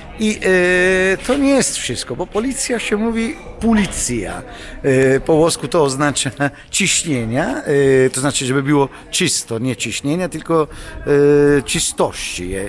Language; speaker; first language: Polish; non-native, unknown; Italian